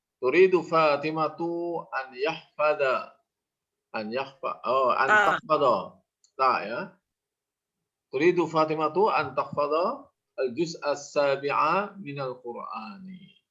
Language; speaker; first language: Arabic; non-native, fluent; Indonesian